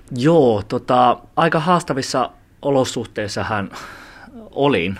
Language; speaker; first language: Finnish; early bilingual, other home language; Chinese